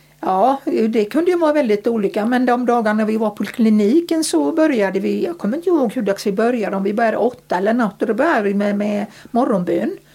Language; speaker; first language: Swedish; early bilingual, other home language; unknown